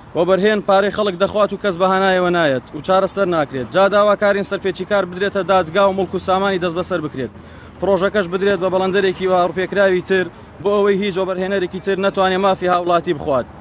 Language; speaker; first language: Central Kurdish; native; Central Kurdish